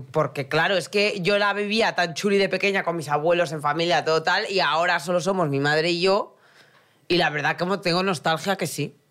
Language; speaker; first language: Spanish; native; Spanish